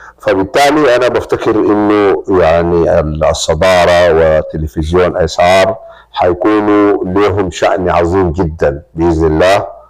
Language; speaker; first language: Arabic; native; Arabic